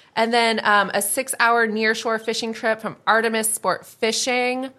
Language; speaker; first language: English; native; English